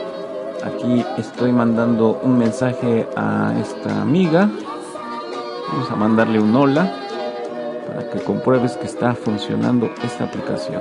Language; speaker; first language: Spanish; native; Spanish